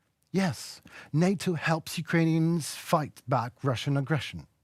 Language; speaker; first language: English; non-native, fluent; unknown